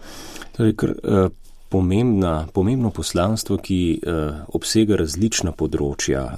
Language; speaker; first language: Slovenian; native; Slovenian